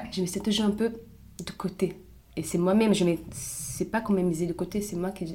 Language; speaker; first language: French; non-native, fluent; Portuguese